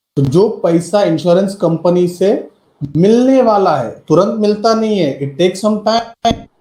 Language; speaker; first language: Hindi; native; Hindi